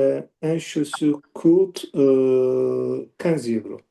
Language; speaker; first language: French; non-native, learner; Azerbaijani